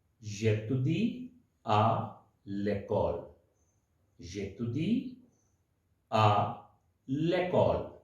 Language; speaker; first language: French; non-native, fluent; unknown